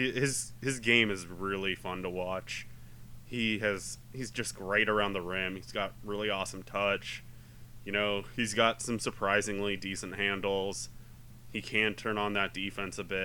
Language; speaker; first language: English; native; English